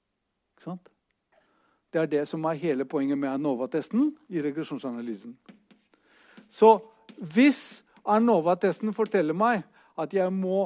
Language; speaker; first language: Norwegian; non-native, fluent; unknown